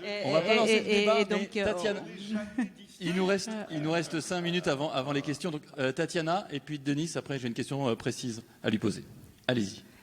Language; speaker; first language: French; native; French